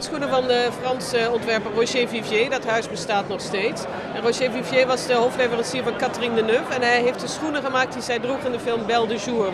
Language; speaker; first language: Dutch; native; Dutch